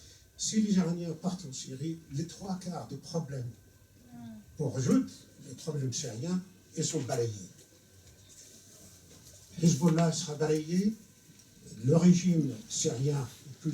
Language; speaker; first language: French; non-native, fluent; Arabic